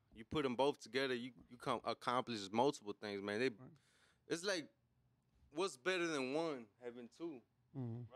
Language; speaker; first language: English; native; English